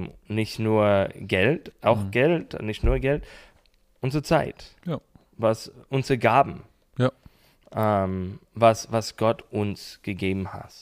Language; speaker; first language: German; non-native, learner; English